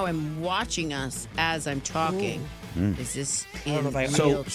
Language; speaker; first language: English; native; English